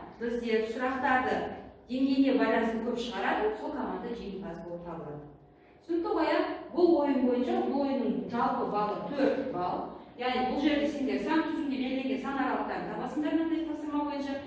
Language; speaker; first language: Kazakh; native; Kazakh